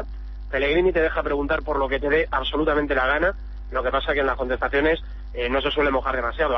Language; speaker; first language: Spanish; native; Spanish